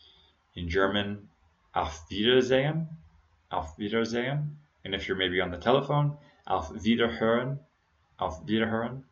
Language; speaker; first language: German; non-native, learner; English